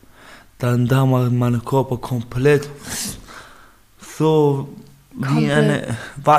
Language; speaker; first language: German; non-native, learner; Baluchi